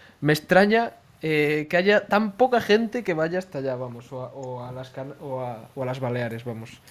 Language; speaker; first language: Spanish; native; Spanish